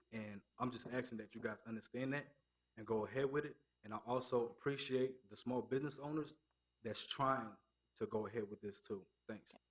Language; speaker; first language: English; native; English